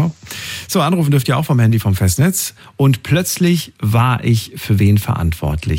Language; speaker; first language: German; native; German